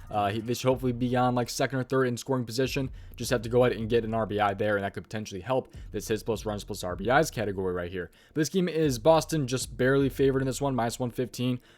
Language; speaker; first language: English; native; English